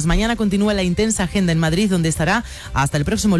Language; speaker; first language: Spanish; native; Spanish